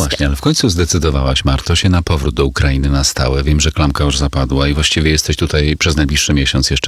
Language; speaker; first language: Polish; native; Polish